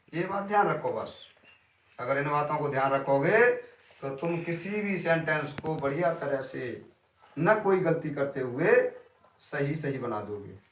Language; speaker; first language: Hindi; native; Hindi